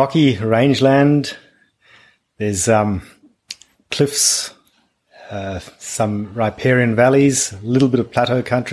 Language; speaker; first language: English; non-native, local second language; German